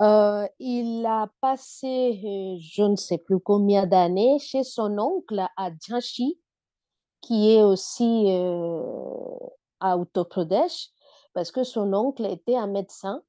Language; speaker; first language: French; non-native, fluent; Bangla